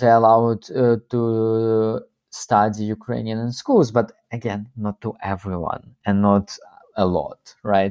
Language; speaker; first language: English; non-native, fluent; Russian